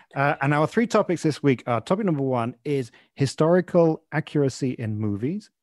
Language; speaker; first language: English; native; English